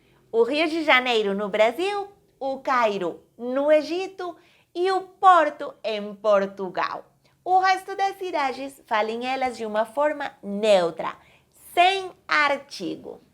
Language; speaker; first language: Portuguese; non-native, fluent; Spanish